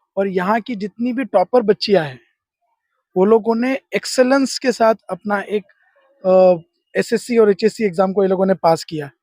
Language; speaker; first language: Hindi; non-native, local second language; Gujarati